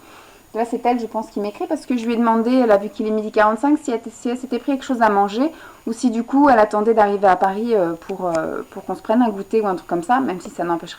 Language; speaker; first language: French; native; French